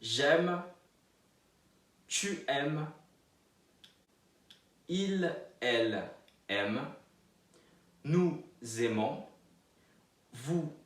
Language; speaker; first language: French; non-native, fluent; Portuguese